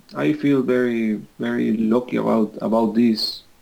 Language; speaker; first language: English; non-native, fluent; Spanish